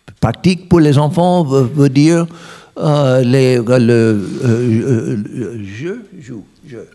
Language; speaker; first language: French; non-native, learner; English